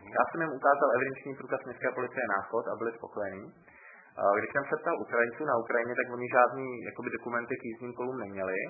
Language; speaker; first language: Czech; native; Czech